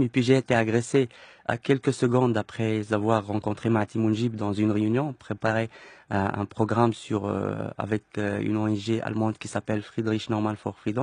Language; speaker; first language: French; non-native, local second language; Arabic